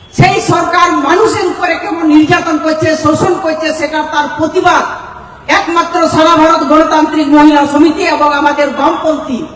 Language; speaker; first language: Bangla; non-native, local second language; Santali